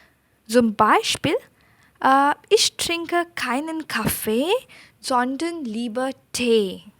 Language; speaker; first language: German; non-native, fluent; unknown